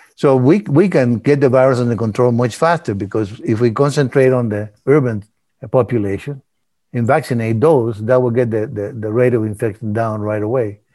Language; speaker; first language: English; early bilingual, other home language; Spanish